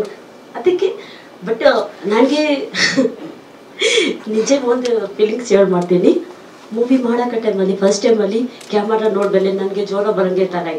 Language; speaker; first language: Kannada; non-native, local second language; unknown